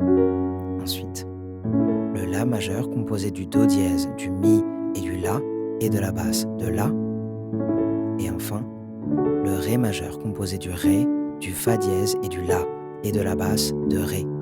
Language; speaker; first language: French; native; French